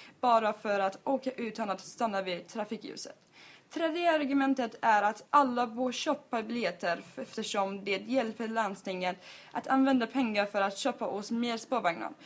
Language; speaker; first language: Swedish; non-native, learner; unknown